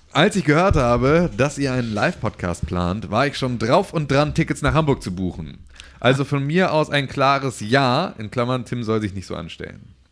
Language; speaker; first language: German; native; German